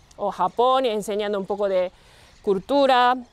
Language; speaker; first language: Spanish; non-native, learner; Japanese